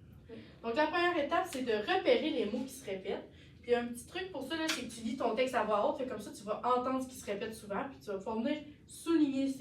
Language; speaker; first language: French; native; French